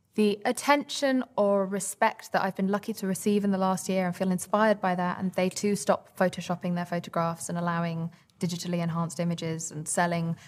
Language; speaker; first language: English; native; English